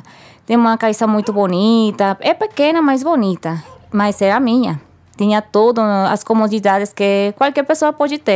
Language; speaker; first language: Portuguese; non-native, fluent; Spanish